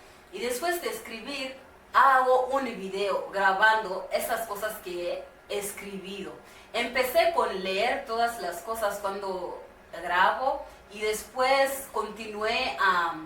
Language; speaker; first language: Spanish; non-native, learner; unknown